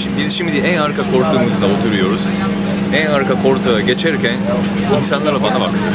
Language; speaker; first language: Turkish; non-native, fluent; Japanese